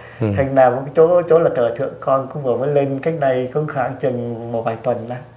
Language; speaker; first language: Vietnamese; native; Vietnamese